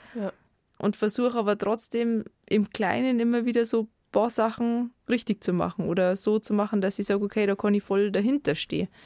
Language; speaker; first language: German; native; German